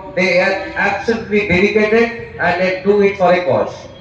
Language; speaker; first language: English; non-native, local second language; Hindi